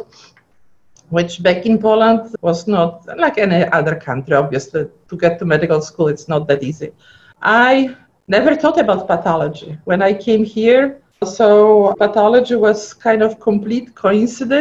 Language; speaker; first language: English; non-native, fluent; Polish